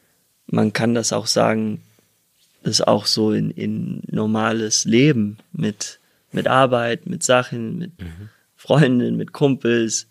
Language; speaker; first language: German; early bilingual, heritage; German